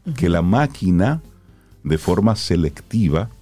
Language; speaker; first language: Spanish; native; Spanish